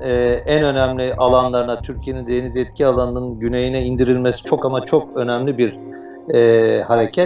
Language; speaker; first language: Turkish; native; Turkish